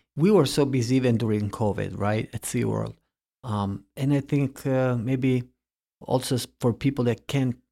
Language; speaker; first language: English; early bilingual, heritage; Italian